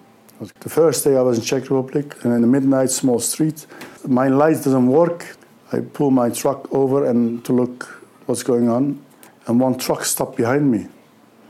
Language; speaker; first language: English; non-native, learner; Turkish